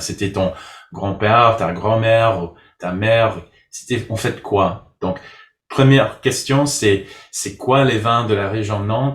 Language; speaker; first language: French; non-native, learner; English